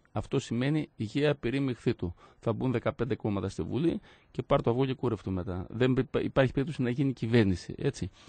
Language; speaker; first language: Greek; native; Greek